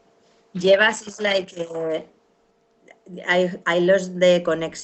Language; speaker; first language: English; non-native, learner; Spanish